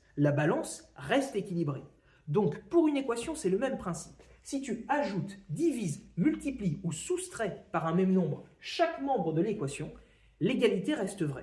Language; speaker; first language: French; native; French